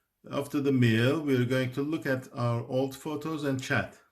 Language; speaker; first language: English; non-native, fluent; Turkish